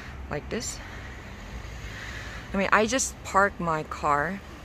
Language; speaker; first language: English; non-native, fluent; Korean